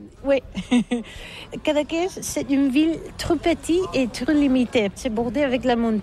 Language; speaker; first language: French; non-native, learner; Catalan